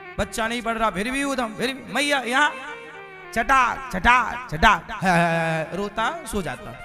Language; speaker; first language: Hindi; native; Hindi